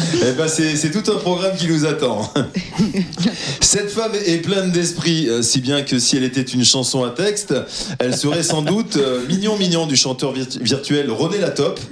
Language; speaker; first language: French; native; French